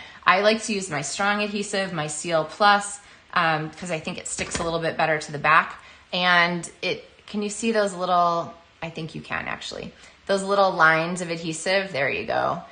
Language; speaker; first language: English; native; English